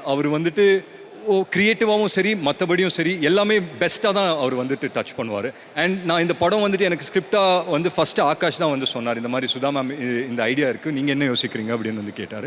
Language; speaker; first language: Tamil; native; Tamil